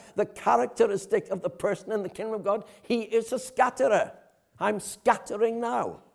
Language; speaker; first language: English; native; English